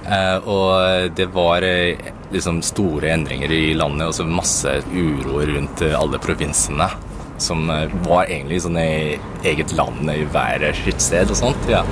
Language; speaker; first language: Norwegian; early bilingual, other home language; Cantonese